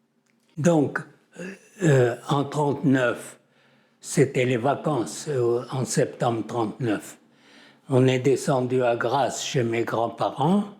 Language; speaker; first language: French; native; French